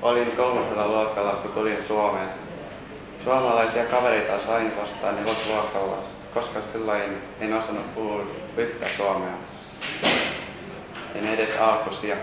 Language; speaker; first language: Finnish; early bilingual, other home language; S'gaw Karen